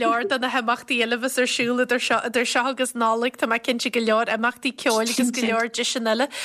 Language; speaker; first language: Irish; native; Irish